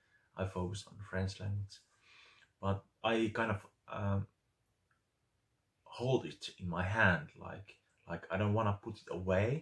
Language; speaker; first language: English; non-native, fluent; Finnish